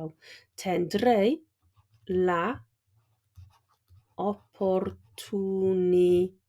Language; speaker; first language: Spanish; non-native, fluent; English